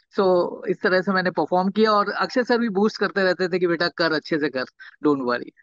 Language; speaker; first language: Hindi; native; Hindi